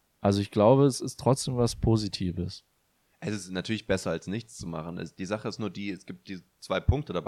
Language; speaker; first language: German; native; German